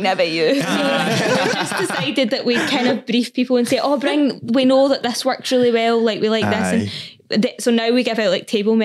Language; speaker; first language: English; native; English